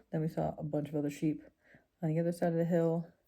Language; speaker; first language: English; native; English